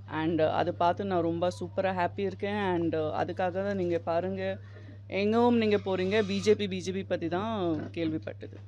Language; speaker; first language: Tamil; non-native, fluent; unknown